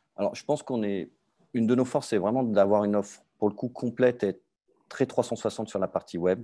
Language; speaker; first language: French; native; French